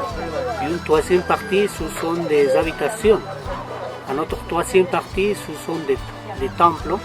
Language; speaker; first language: French; non-native, fluent; Spanish